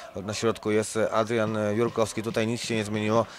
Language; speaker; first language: Polish; native; Polish